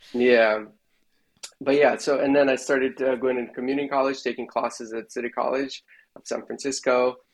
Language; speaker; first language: English; non-native, fluent; Russian